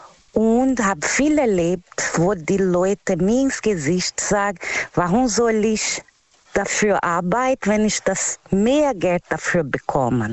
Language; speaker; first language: German; non-native, learner; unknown